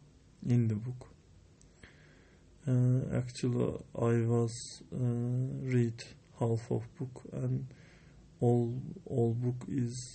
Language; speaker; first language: English; non-native, learner; Turkish